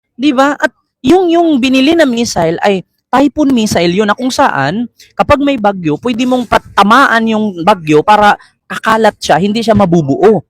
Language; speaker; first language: Filipino; native; Filipino